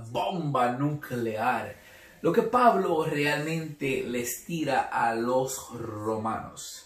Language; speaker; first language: Spanish; native; Spanish